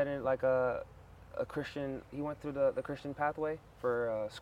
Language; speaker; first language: English; non-native, fluent; French